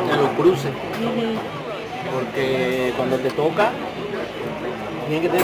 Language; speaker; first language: Spanish; native; Spanish